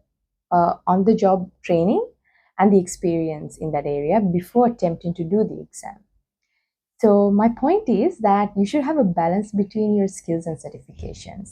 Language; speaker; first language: English; non-native, local second language; Sinhala